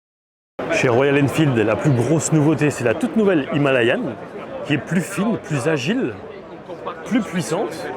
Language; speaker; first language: French; native; French